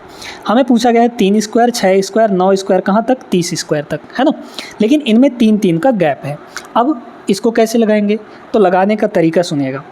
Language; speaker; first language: Hindi; native; Hindi